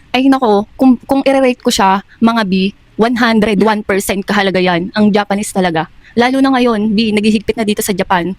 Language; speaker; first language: Filipino; native; Filipino